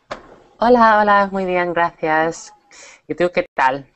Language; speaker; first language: Spanish; non-native, learner; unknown